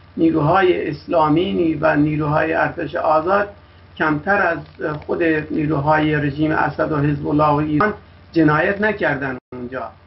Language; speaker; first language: Persian; non-native, local second language; Kurdish